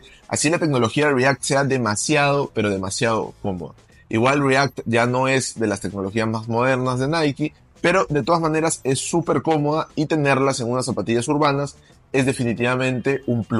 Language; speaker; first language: Spanish; native; Spanish